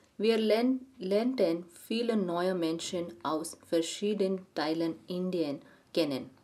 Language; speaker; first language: German; non-native, learner; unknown